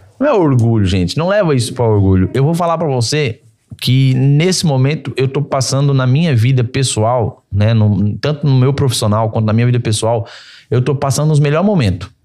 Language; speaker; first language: Portuguese; native; Portuguese